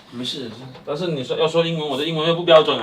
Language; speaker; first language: Chinese; native; Chinese